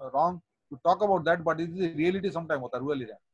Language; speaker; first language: Hindi; non-native, local second language; Odia